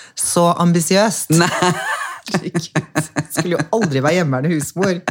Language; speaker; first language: Norwegian; native; Norwegian